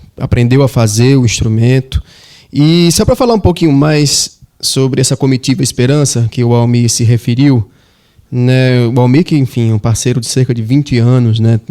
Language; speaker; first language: Portuguese; native; Portuguese